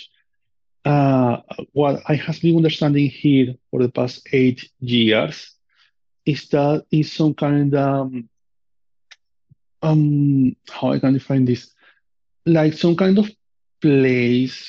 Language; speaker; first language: English; non-native, fluent; Spanish